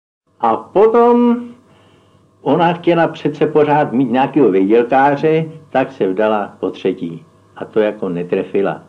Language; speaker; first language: Czech; native; Czech